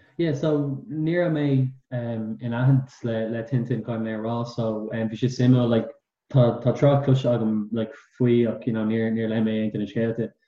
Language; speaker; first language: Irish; non-native, local second language; English